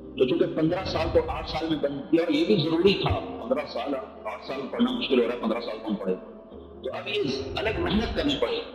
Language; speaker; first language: Urdu; non-native, local second language; Saraiki